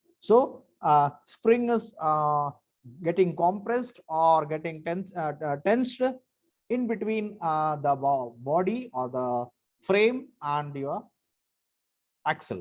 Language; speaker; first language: English; non-native, local second language; Marathi